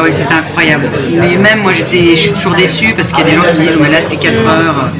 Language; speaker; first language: French; native; French